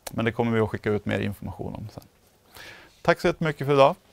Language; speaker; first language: Swedish; native; Swedish